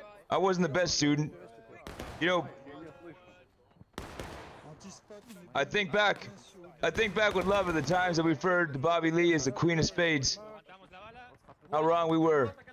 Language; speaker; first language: English; native; English